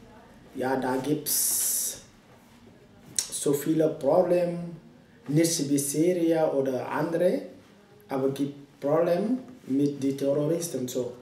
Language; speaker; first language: German; non-native, learner; French